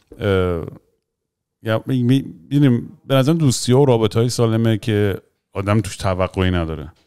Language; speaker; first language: Persian; early bilingual, heritage; Persian